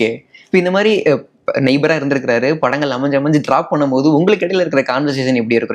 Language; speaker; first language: Tamil; native; Tamil